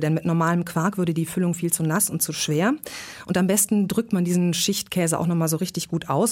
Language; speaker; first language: German; native; German